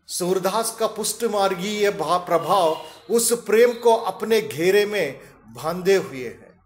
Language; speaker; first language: Hindi; non-native, local second language; Kannada